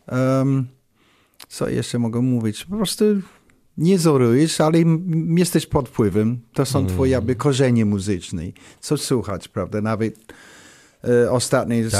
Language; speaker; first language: Polish; non-native, learner; English